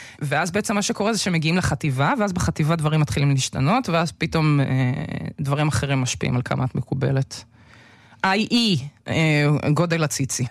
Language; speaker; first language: Hebrew; early bilingual, other home language; Russian